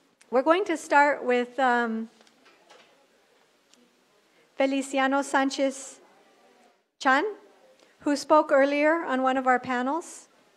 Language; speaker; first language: English; early bilingual, other home language; Spanish